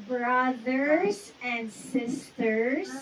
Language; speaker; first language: English; non-native, fluent; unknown